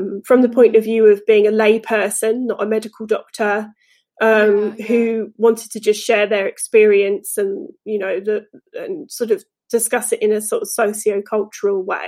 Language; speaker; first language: English; native; English